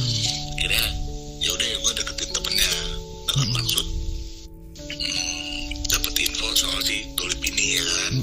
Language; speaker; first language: Indonesian; native; Indonesian